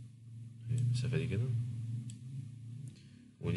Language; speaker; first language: Arabic; native; Arabic